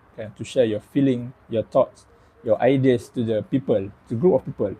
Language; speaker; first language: English; non-native, local second language; Malay